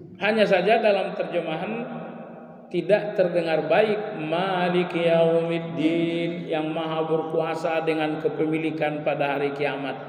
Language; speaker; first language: Malay; native; Malay